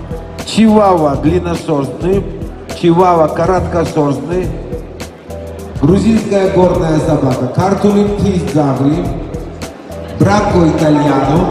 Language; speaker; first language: Russian; non-native, fluent; Georgian